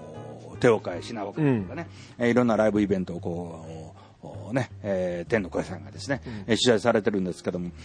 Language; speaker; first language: Japanese; native; Japanese